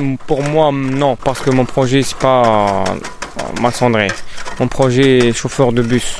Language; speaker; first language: French; non-native, learner; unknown